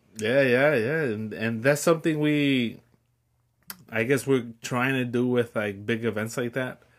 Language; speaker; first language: English; early bilingual, other home language; Spanish